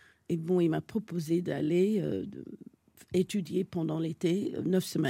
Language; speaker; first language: French; non-native, fluent; English